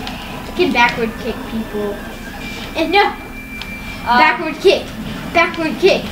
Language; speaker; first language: English; native; English